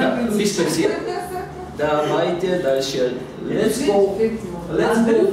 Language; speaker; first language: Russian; non-native, fluent; Bulgarian